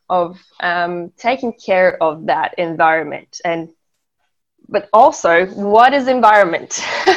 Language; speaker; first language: English; non-native, fluent; Portuguese